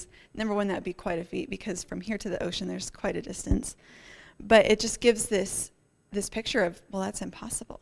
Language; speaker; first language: English; native; English